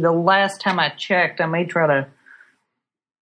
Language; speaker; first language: English; native; English